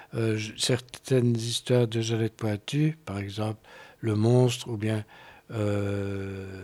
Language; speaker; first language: French; native; French